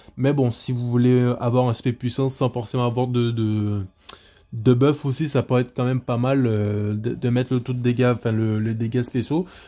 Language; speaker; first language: French; native; French